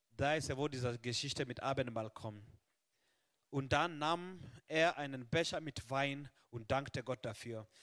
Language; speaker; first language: German; non-native, fluent; Swahili